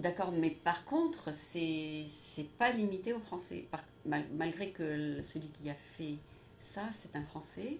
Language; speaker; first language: French; native; French